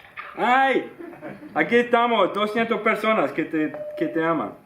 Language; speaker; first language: Spanish; non-native, fluent; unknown